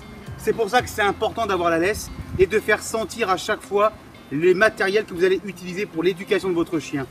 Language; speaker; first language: French; native; French